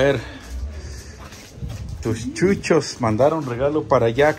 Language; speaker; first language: Spanish; native; Spanish